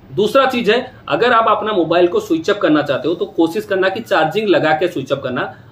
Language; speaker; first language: Hindi; non-native, local second language; Odia